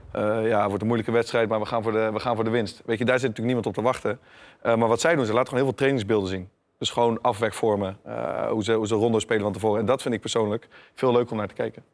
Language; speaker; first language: Dutch; native; Dutch